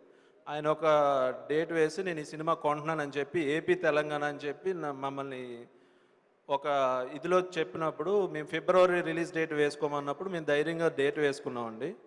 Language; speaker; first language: Telugu; native; Telugu